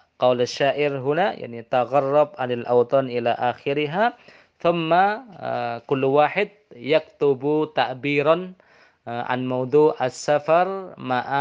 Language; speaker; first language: Arabic; non-native, fluent; Indonesian